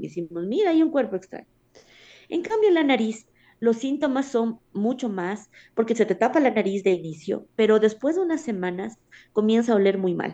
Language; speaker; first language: Spanish; native; Spanish